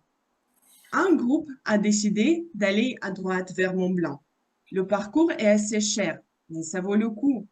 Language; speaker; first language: French; non-native, fluent; Russian